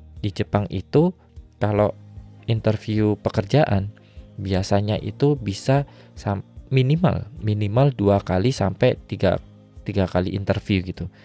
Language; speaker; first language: Indonesian; native; Indonesian